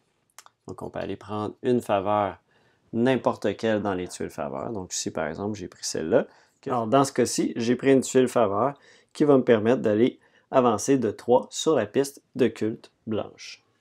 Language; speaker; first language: French; native; French